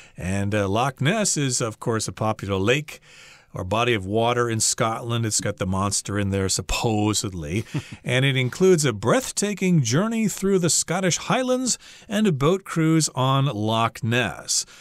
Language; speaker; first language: English; native; English